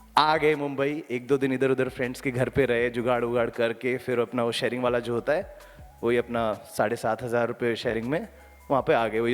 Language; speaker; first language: Hindi; native; Hindi